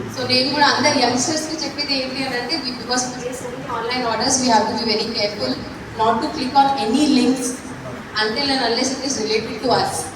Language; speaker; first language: English; non-native, local second language; Telugu